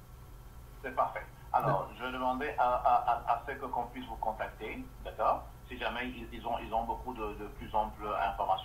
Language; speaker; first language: French; non-native, learner; English